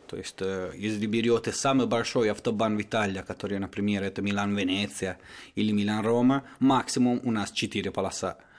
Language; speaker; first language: Russian; non-native, fluent; Italian